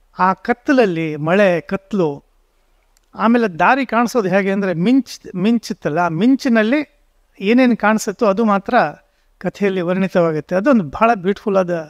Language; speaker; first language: Kannada; non-native, local second language; Konkani